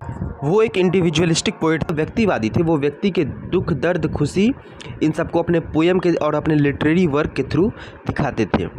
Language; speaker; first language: Hindi; native; Hindi